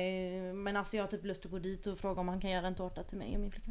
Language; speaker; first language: Swedish; native; Swedish